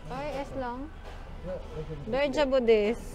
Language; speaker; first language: Japanese; non-native, learner; Filipino